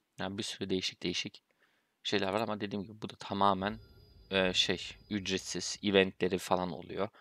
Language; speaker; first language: Turkish; early bilingual, heritage; Turkish